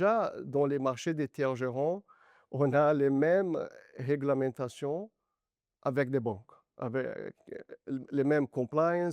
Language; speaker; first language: French; non-native, learner; Portuguese